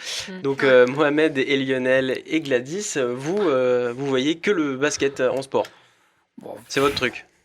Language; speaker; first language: French; native; French